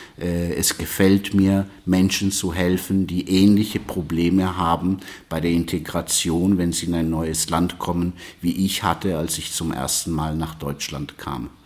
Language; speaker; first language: German; non-native, fluent; English